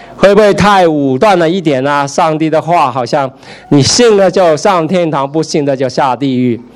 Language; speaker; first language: Chinese; native; Chinese